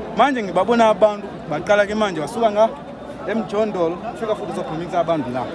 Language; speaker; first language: Zulu; non-native, fluent; Nyanja